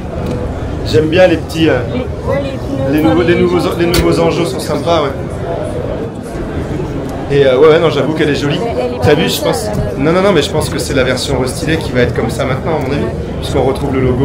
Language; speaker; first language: French; native; French